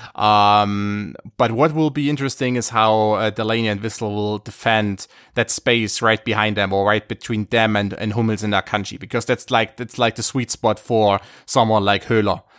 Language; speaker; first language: English; non-native, fluent; German